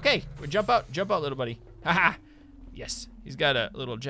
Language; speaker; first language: English; native; English